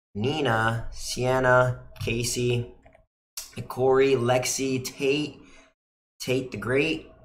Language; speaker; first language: English; native; English